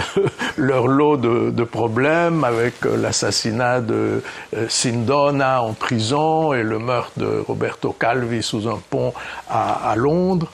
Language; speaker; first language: French; early bilingual, other home language; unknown